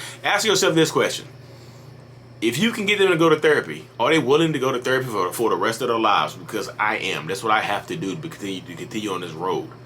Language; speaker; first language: English; native; English